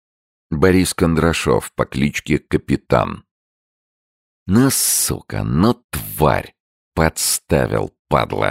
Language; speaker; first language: Russian; native; Russian